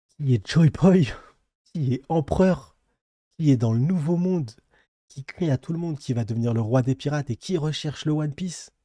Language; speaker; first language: French; native; French